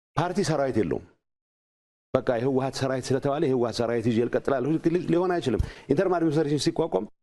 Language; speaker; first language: Amharic; non-native, local second language; Tigrinya